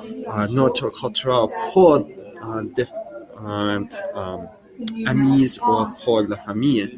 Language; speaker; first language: French; non-native, learner; English